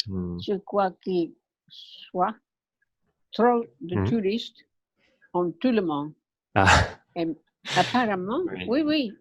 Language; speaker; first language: French; non-native, learner; English